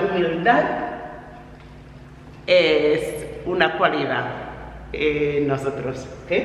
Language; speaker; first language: Spanish; non-native, fluent; English